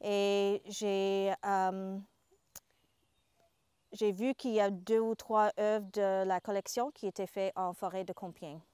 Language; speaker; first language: French; non-native, fluent; English